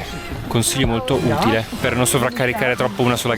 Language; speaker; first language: Italian; native; Italian